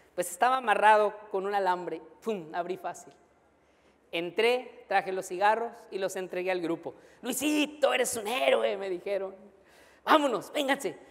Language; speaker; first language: Spanish; native; Spanish